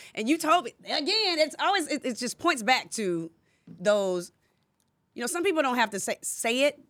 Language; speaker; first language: English; native; English